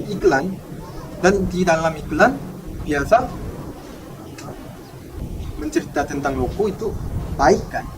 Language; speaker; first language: Indonesian; non-native, fluent; Korean